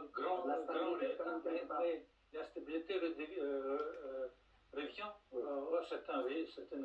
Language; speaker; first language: French; non-native, fluent; Russian